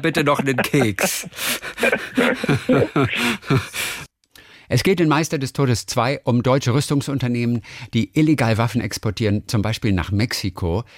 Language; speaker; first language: German; native; German